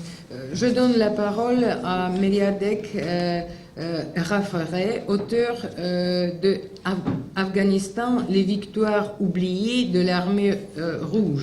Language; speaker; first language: French; non-native, fluent; Russian